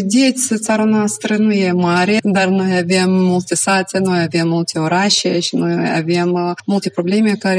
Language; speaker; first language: Romanian; non-native, local second language; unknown